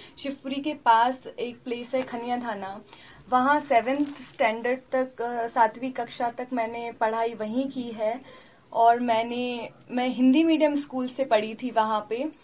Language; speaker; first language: Hindi; native; Hindi